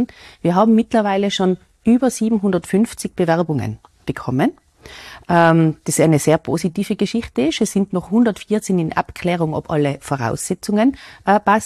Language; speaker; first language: German; native; German